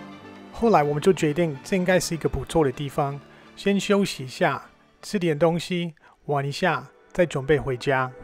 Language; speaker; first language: Chinese; non-native, fluent; English